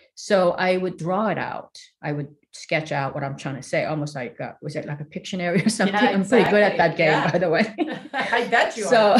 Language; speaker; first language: English; early bilingual, other home language; Korean